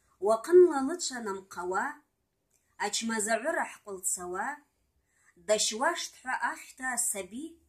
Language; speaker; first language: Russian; non-native, local second language; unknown